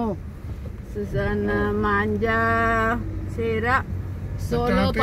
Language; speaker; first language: Italian; non-native, learner; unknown